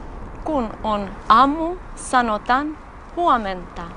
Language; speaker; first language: Finnish; non-native, fluent; Albanian